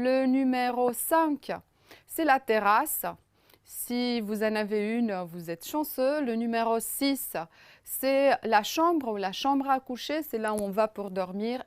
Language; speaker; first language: French; non-native, fluent; Romanian